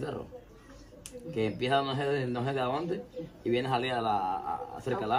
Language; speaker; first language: Spanish; native; Spanish